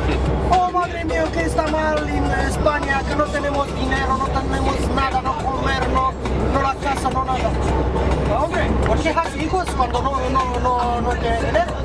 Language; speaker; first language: Spanish; non-native, fluent; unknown